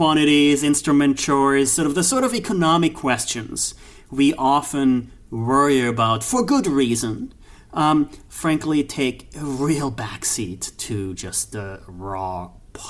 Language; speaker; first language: English; non-native, fluent; German